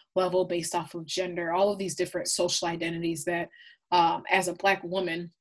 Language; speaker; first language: English; native; English